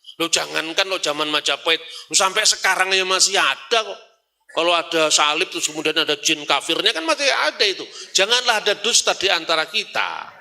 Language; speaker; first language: Indonesian; non-native, local second language; Javanese